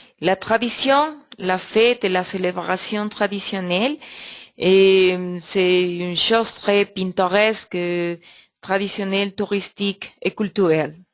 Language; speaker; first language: French; non-native, learner; Spanish